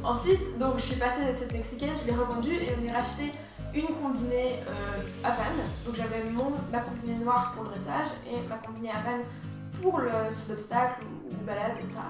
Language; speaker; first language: French; native; French